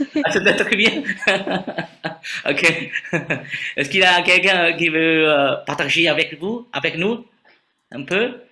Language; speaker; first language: French; non-native, fluent; Vietnamese